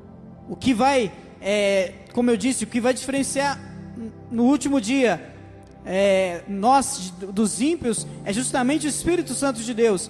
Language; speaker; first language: Portuguese; native; Portuguese